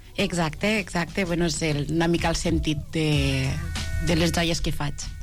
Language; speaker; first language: Catalan; native; Catalan